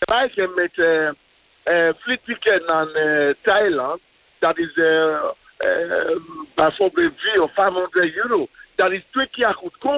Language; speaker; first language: Dutch; non-native, learner; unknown